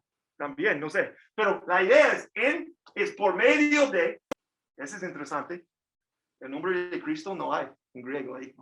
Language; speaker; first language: Spanish; non-native, fluent; English